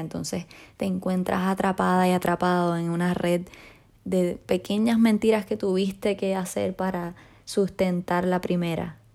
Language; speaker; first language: Spanish; native; Spanish